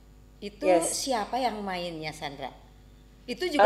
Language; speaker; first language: Indonesian; native; Indonesian